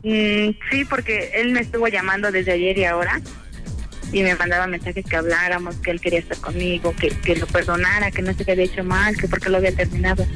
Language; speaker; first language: Spanish; native; Spanish